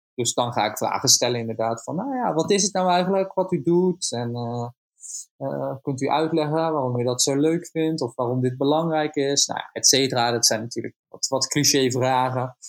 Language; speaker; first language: Dutch; native; Dutch